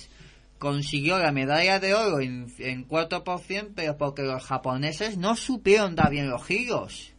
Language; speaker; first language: Spanish; native; Spanish